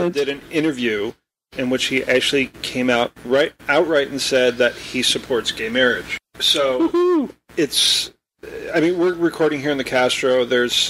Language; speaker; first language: English; native; English